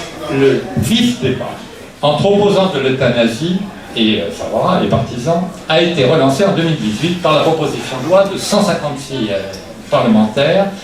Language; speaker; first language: French; native; French